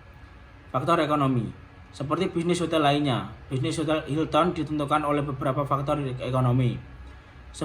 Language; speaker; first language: Indonesian; native; Indonesian